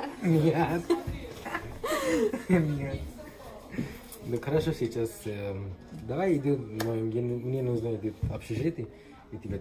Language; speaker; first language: Russian; non-native, learner; Hindi